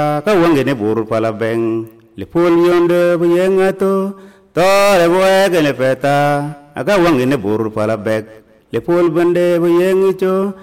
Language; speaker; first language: Arabic; non-native, local second language; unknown